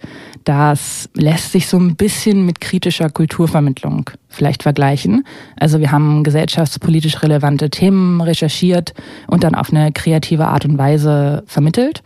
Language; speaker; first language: German; native; German